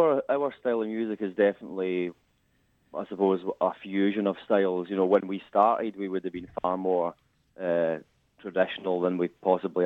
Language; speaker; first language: English; native; English